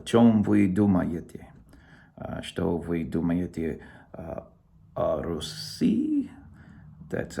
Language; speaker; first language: Russian; non-native, learner; English